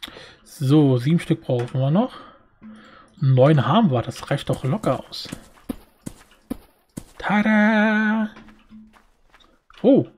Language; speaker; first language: German; native; German